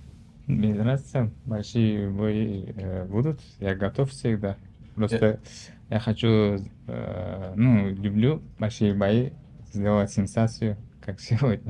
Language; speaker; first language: Russian; non-native, learner; Uzbek